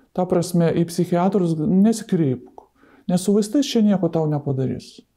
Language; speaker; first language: Lithuanian; native; Lithuanian